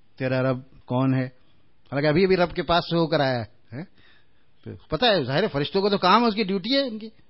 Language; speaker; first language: Urdu; native; Urdu